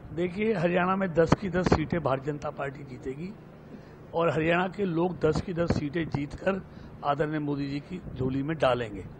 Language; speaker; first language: Hindi; native; Hindi